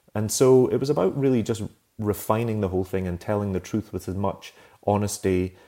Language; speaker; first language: English; native; English